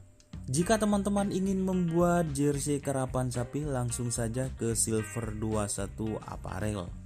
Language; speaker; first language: Indonesian; native; Indonesian